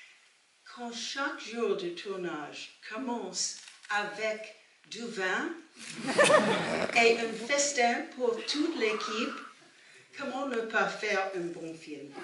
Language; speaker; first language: French; non-native, learner; English